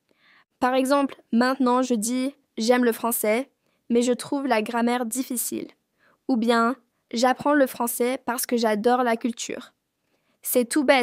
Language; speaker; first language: French; non-native, fluent; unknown